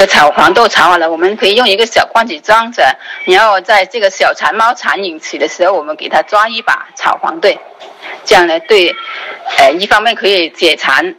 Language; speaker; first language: Chinese; native; Chinese